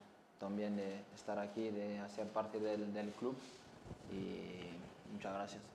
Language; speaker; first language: Spanish; non-native, fluent; French